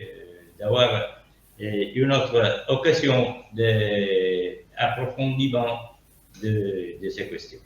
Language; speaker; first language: French; non-native, learner; Italian